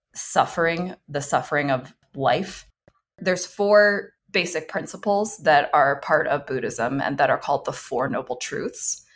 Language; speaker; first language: English; early bilingual, other home language; Chinese